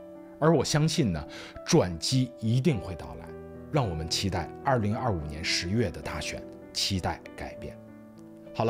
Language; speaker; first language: Chinese; native; Chinese